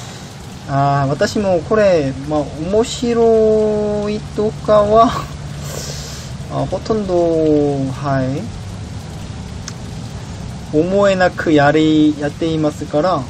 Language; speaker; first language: Japanese; non-native, learner; Korean